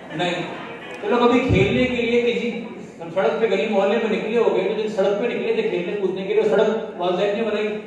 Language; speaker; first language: Urdu; non-native, local second language; Sindhi